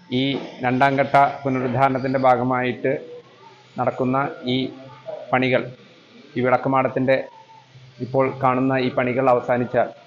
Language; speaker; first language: Malayalam; native; Malayalam